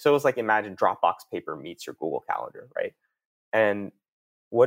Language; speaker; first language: English; native; English